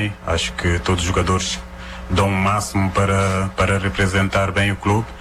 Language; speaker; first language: Portuguese; non-native, local second language; Kabuverdianu